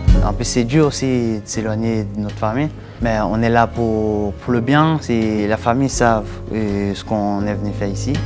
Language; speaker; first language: French; non-native, local second language; Haitian Creole